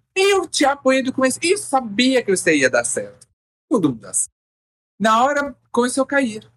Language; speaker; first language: Portuguese; non-native, fluent; Arabic